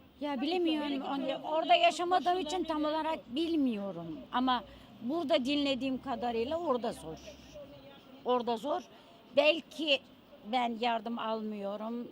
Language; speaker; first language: Turkish; early bilingual, other home language; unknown